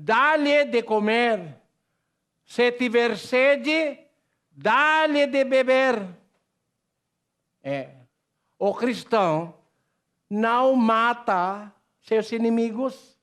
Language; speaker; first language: Portuguese; non-native, learner; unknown